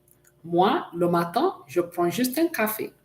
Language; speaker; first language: French; non-native, fluent; English